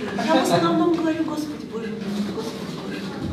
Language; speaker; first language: Russian; native; Russian